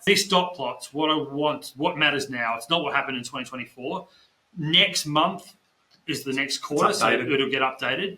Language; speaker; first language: English; native; English